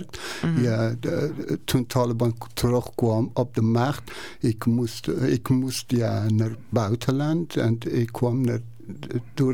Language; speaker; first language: Dutch; non-native, learner; Persian